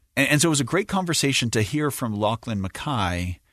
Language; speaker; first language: English; native; English